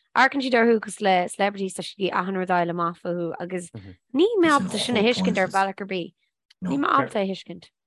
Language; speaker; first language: Irish; native; Irish